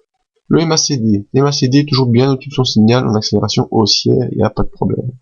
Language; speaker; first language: French; native; French